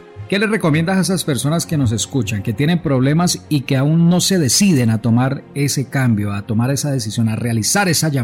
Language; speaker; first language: Spanish; native; Spanish